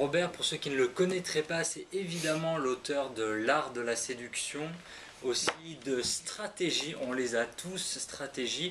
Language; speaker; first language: French; native; French